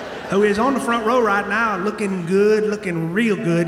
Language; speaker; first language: English; native; English